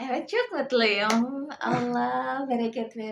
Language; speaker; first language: Turkish; non-native, learner; Indonesian